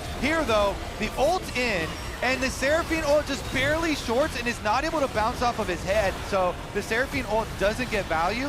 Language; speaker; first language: English; native; English